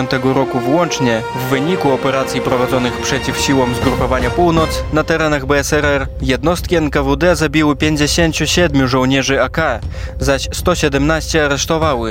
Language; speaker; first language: Polish; native; Polish